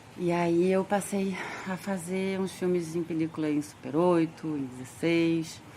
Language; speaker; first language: Portuguese; early bilingual, other home language; French